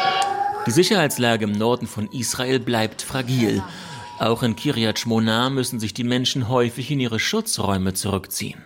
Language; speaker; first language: German; native; German